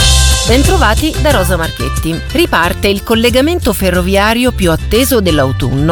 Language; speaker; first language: Italian; native; Italian